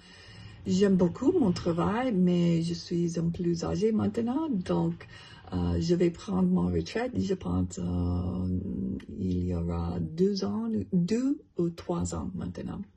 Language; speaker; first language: French; non-native, learner; English